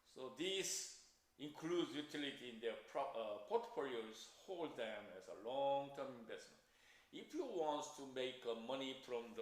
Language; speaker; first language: English; non-native, fluent; Korean